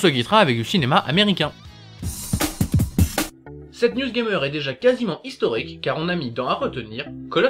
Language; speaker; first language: French; native; French